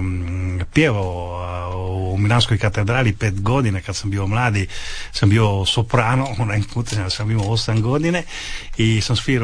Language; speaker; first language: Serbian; early bilingual, heritage; Italian